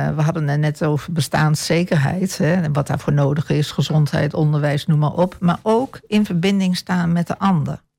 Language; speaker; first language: Dutch; native; Dutch